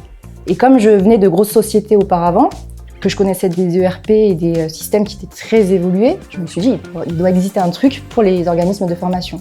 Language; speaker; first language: French; native; French